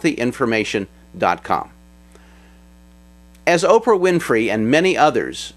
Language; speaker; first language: English; native; English